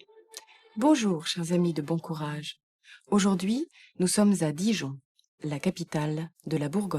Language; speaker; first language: French; non-native, fluent; German